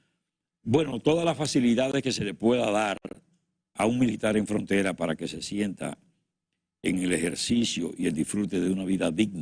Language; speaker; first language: Spanish; native; Spanish